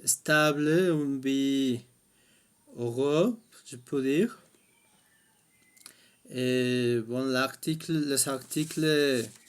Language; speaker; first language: French; non-native, fluent; Spanish